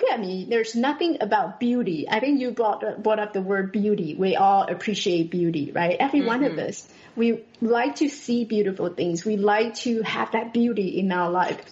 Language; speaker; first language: English; non-native, fluent; Chinese